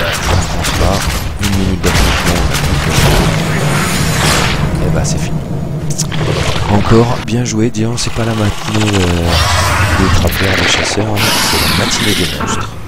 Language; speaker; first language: French; native; French